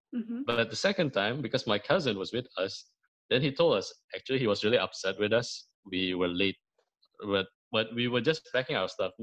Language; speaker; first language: English; early bilingual, other home language; Indonesian